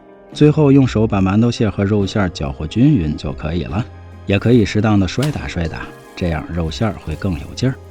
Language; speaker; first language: Chinese; native; Chinese